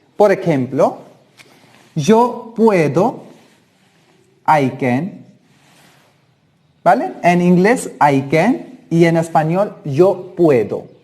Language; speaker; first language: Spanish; non-native, learner; Hindi